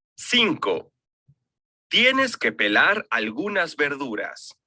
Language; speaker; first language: Spanish; non-native, learner; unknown